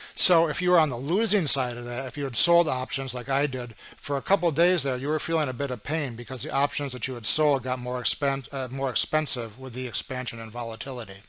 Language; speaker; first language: English; native; English